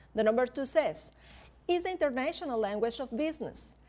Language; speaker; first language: English; non-native, fluent; Spanish